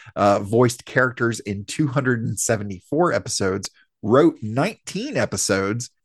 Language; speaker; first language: English; native; English